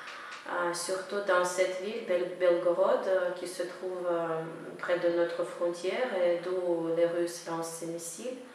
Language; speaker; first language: French; non-native, fluent; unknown